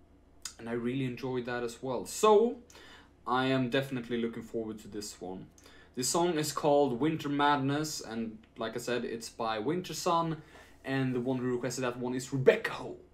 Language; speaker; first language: English; non-native, fluent; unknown